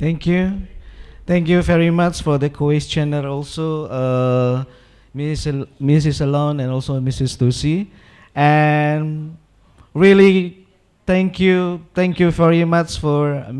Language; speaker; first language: English; non-native, local second language; Indonesian